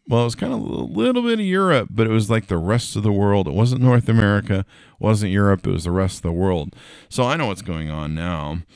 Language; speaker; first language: English; native; English